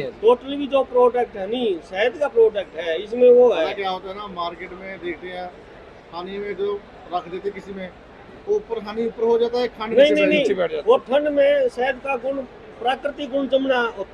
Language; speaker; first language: Hindi; non-native, local second language; Punjabi